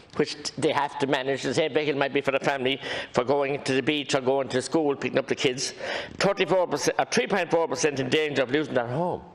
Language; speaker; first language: English; native; English